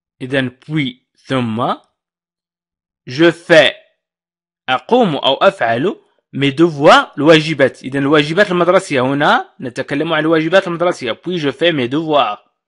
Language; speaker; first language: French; non-native, fluent; Arabic